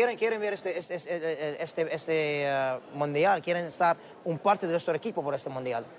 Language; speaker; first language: Spanish; non-native, learner; Arabic